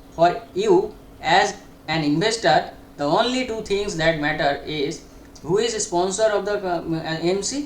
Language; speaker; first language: English; non-native, local second language; Bangla